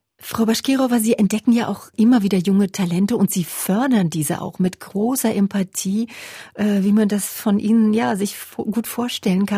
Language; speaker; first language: German; native; German